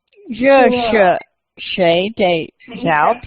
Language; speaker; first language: Chinese; non-native, learner; English